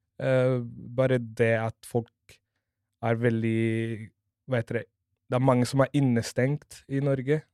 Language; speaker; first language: Norwegian; non-native, fluent; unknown